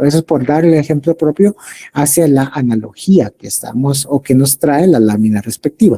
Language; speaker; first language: Spanish; native; Spanish